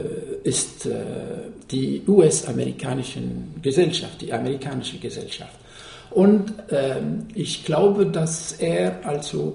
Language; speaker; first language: German; non-native, fluent; Arabic